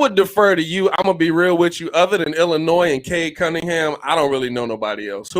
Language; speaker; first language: English; native; English